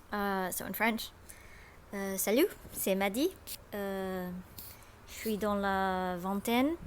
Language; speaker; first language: French; non-native, fluent; Spanish